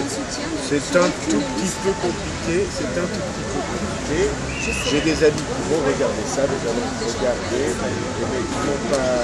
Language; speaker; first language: French; native; French